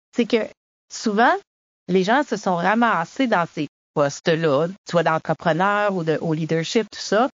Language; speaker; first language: French; native; French